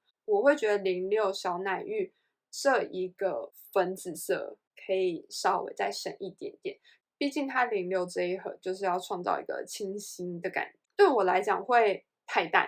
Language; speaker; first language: Chinese; native; Chinese